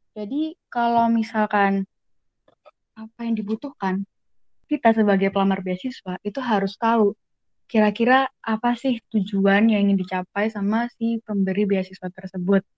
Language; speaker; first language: Indonesian; native; Indonesian